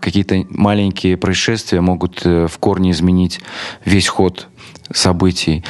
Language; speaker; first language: Russian; native; Russian